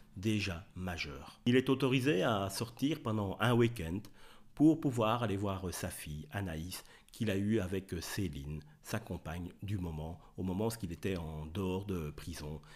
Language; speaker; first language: French; native; French